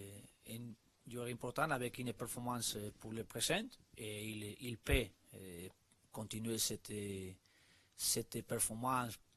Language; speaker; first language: French; non-native, learner; Spanish